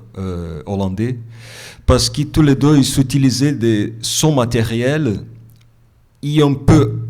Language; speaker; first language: French; non-native, fluent; Portuguese